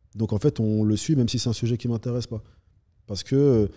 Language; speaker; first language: French; native; French